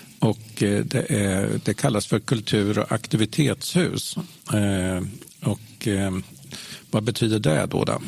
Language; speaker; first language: Swedish; native; Swedish